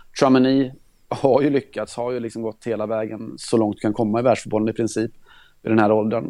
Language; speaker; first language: Swedish; native; Swedish